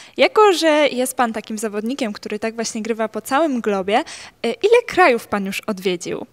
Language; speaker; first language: Polish; native; Polish